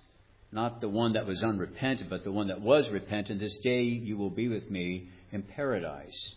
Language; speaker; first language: English; native; English